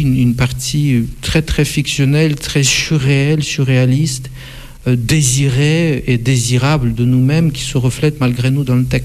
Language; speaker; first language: French; non-native, fluent; Russian